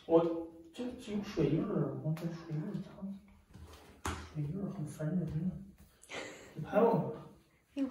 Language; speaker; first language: Chinese; native; Chinese